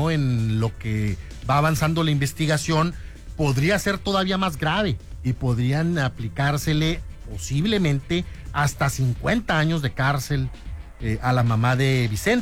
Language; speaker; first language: Spanish; native; Spanish